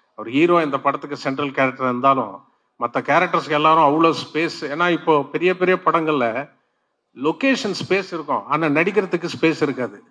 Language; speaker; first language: Tamil; non-native, local second language; Telugu